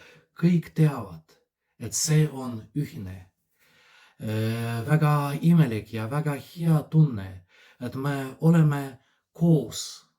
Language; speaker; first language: Estonian; non-native, fluent; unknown